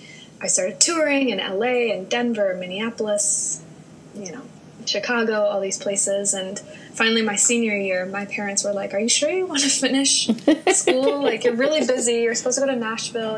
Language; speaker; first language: English; native; English